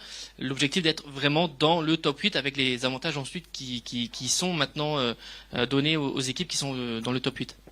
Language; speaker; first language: French; native; French